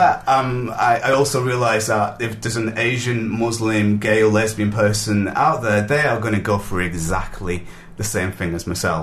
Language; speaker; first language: English; native; English